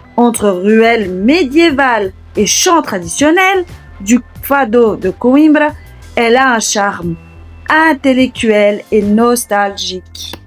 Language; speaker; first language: French; early bilingual, other home language; Portuguese